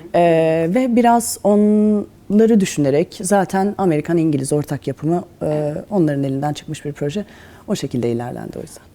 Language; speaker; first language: Turkish; native; Turkish